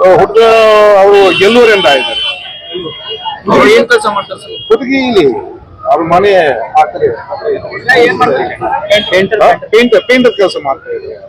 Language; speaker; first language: Kannada; non-native, fluent; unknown